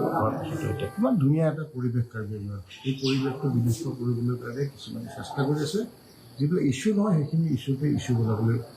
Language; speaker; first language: Assamese; non-native, local second language; Karbi